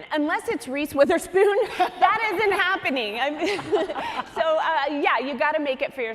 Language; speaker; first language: English; native; English